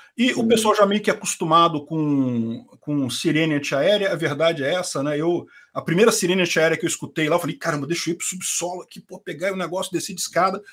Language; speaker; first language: Portuguese; native; Portuguese